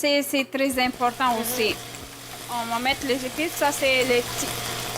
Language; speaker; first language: French; non-native, learner; Turkish